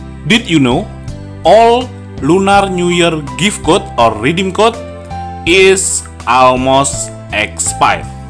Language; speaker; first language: English; non-native, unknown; Indonesian